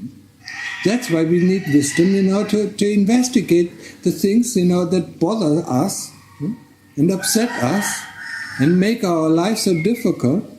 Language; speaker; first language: English; non-native, fluent; German